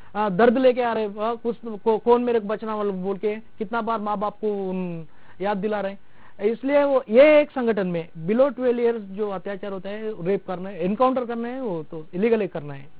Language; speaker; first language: Hindi; non-native, local second language; Telugu